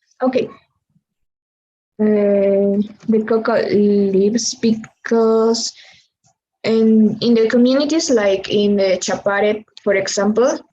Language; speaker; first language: English; non-native, learner; Spanish